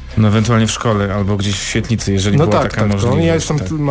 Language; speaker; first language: Polish; native; Polish